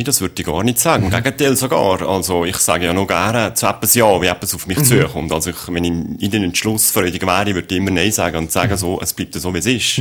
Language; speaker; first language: German; native; German